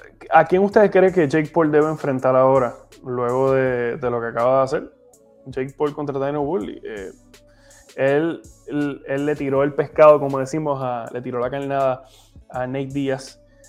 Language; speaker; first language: Spanish; native; Spanish